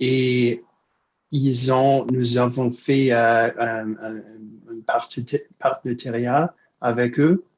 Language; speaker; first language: French; non-native, fluent; English